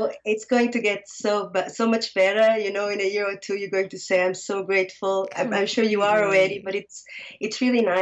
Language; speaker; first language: English; non-native, fluent; Portuguese